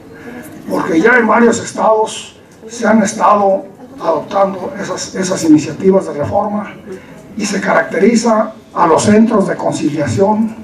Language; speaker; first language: Spanish; native; Spanish